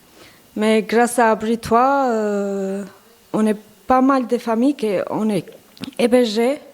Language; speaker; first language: French; non-native, learner; Albanian